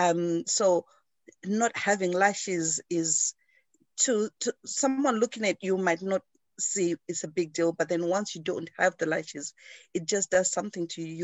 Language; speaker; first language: English; non-native, local second language; Shona